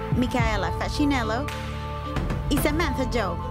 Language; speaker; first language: Spanish; native; Spanish